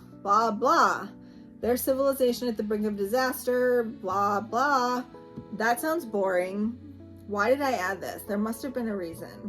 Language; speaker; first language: English; native; English